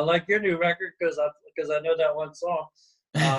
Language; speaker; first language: English; native; English